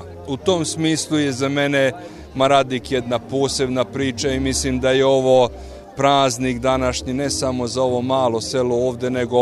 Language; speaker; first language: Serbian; non-native, local second language; Hungarian